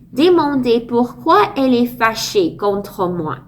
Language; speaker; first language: French; non-native, learner; English